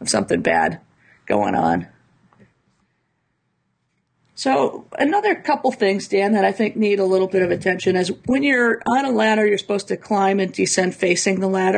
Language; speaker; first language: English; native; English